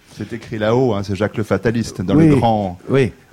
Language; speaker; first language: French; native; French